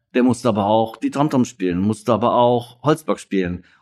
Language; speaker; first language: German; native; German